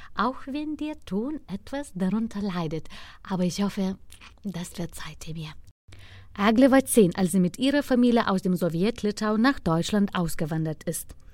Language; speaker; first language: German; non-native, fluent; Lithuanian